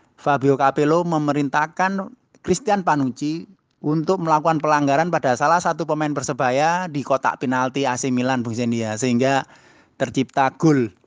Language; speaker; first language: Indonesian; native; Indonesian